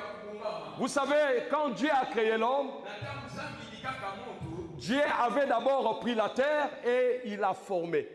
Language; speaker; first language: French; non-native, local second language; Lingala